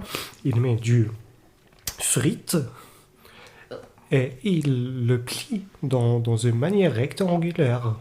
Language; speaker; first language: French; non-native, fluent; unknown